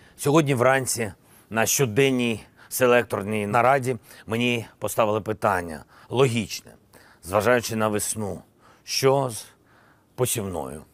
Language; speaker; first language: Ukrainian; non-native, local second language; Russian